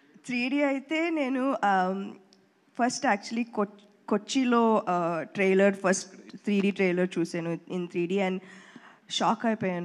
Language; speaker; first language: Telugu; non-native, fluent; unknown